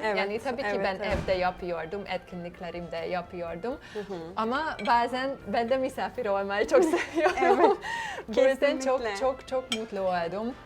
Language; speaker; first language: Turkish; non-native, fluent; Hungarian